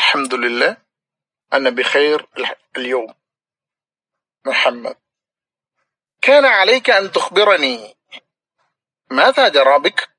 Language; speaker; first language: Arabic; non-native, fluent; Malayalam